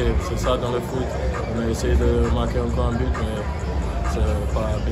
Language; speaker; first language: French; non-native, fluent; English